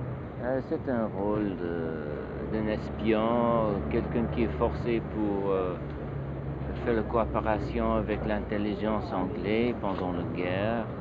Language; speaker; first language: French; non-native, learner; English